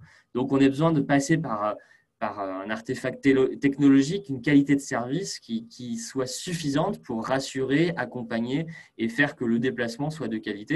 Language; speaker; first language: French; native; French